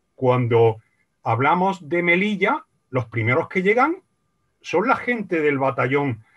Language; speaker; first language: Spanish; native; Spanish